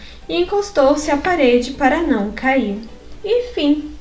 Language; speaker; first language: Portuguese; native; Portuguese